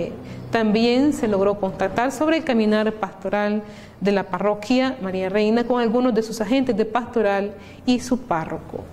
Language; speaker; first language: Spanish; native; Spanish